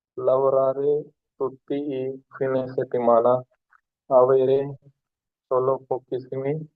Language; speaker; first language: Italian; non-native, learner; Hindi